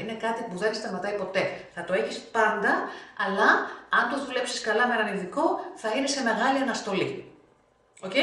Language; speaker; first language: Greek; native; Greek